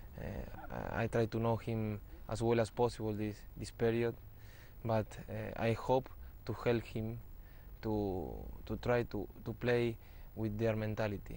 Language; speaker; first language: English; non-native, fluent; Spanish